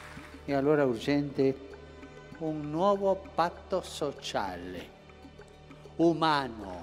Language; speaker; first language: Italian; non-native, fluent; Spanish